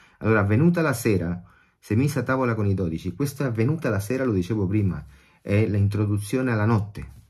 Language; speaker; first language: Italian; non-native, fluent; Spanish